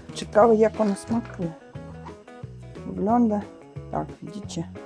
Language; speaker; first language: Polish; non-native, learner; Russian